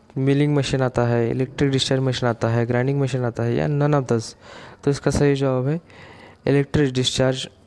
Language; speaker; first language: Hindi; non-native, local second language; Marathi